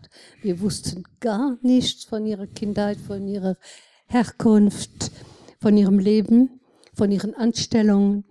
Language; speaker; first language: German; non-native, fluent; French